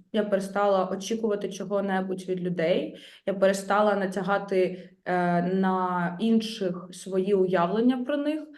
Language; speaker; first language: Ukrainian; native; Ukrainian